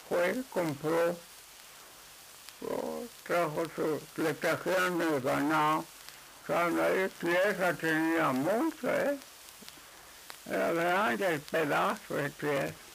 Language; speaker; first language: Spanish; non-native, local second language; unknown